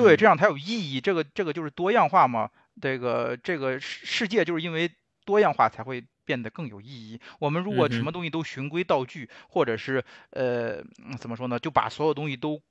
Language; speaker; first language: Chinese; native; Chinese